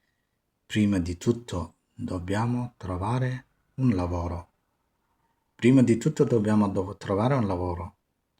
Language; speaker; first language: Italian; non-native, fluent; Somali